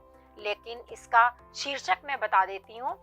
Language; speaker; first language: Hindi; native; Hindi